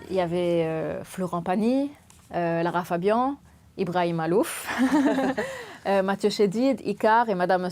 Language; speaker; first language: French; non-native, local second language; Arabic